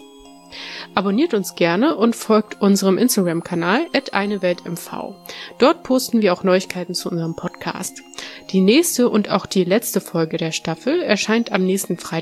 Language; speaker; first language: German; native; German